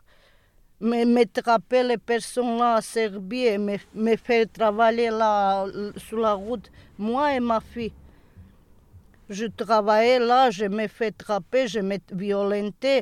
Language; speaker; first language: French; non-native, learner; Serbian